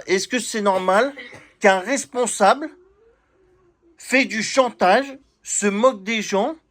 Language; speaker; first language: French; native; French